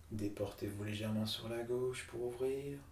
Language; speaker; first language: French; native; French